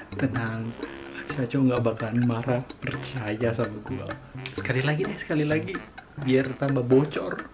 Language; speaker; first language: Indonesian; native; Indonesian